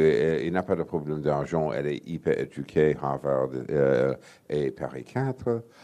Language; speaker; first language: French; non-native, fluent; English